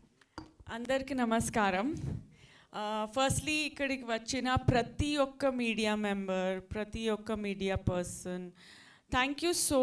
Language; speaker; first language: Telugu; non-native, fluent; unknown